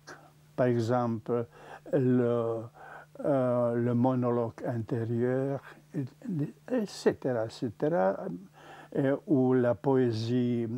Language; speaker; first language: French; non-native, fluent; Czech